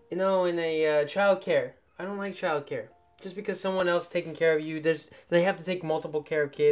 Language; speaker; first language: English; early bilingual, other home language; Spanish